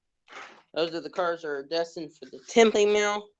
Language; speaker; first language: English; native; English